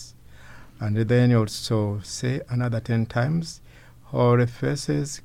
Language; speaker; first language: English; non-native, local second language; Ganda